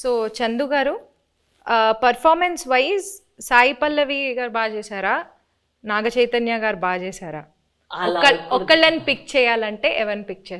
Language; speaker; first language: Telugu; native; Telugu